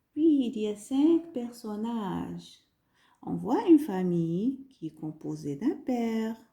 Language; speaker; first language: French; non-native, local second language; Arabic